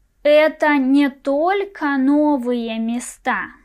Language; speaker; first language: Russian; non-native, fluent; Persian